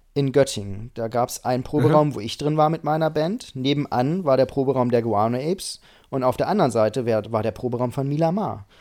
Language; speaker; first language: German; native; German